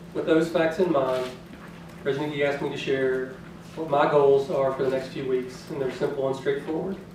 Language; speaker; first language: English; native; English